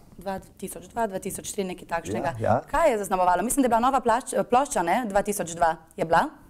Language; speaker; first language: Slovenian; native; Slovenian